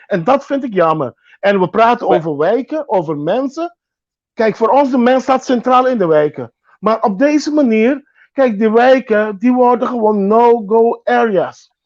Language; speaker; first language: Dutch; non-native, local second language; Papiamento